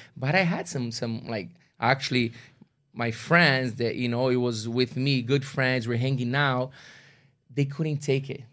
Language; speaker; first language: English; non-native, fluent; Portuguese